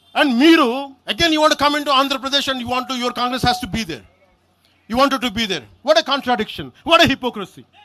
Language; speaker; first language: English; non-native, local second language; Telugu